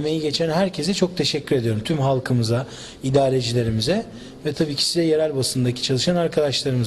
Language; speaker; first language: Turkish; native; Turkish